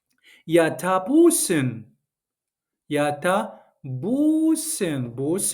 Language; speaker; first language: Danish; non-native, learner; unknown